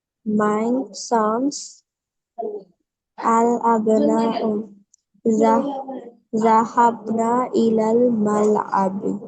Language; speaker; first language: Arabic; non-native, learner; Bangla